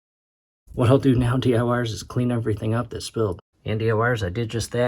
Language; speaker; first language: English; native; English